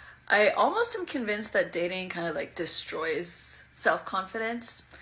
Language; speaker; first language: English; native; English